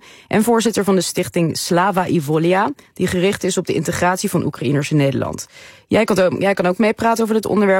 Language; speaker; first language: Dutch; native; Dutch